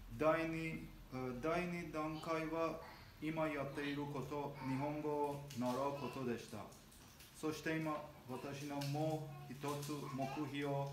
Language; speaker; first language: Japanese; non-native, learner; Armenian